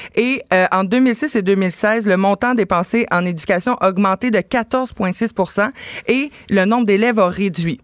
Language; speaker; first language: French; native; French